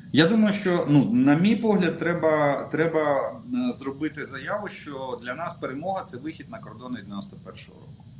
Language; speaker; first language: Ukrainian; non-native, local second language; Russian